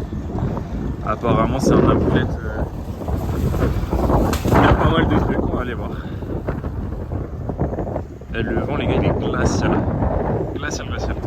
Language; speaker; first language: French; native; French